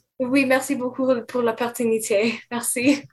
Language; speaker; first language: French; non-native, fluent; English